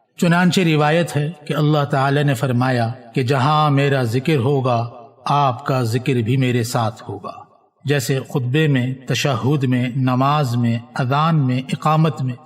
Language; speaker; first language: Urdu; native; Urdu